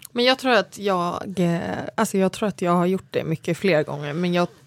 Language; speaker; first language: Swedish; native; Swedish